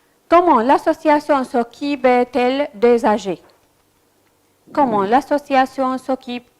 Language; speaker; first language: French; non-native, fluent; Arabic